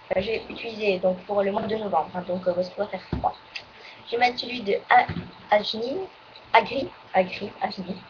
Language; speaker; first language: French; native; French